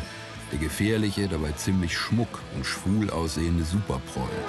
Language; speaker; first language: German; native; German